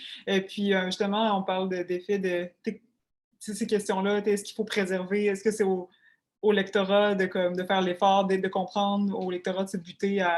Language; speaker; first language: French; native; French